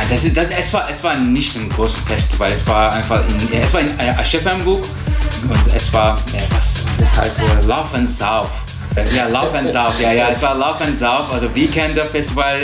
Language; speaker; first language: German; non-native, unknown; Turkish